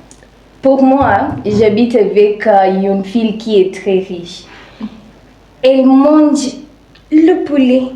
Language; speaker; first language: French; non-native, learner; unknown